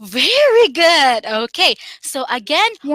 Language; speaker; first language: English; non-native, local second language; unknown